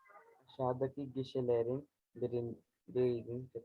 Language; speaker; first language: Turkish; non-native, learner; Urdu